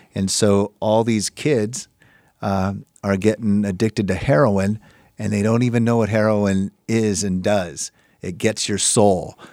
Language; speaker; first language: English; native; English